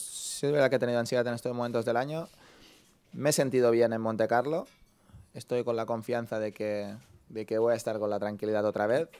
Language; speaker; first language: Spanish; native; Spanish